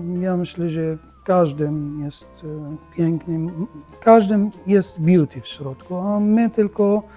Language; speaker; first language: Polish; non-native, learner; Arabic